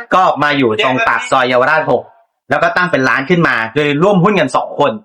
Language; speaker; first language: Thai; native; Thai